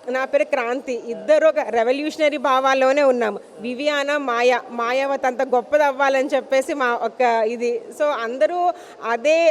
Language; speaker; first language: Telugu; native; Telugu